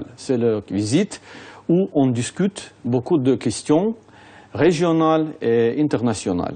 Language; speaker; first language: French; non-native, fluent; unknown